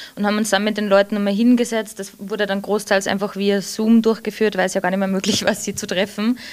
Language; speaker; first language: German; early bilingual, heritage; English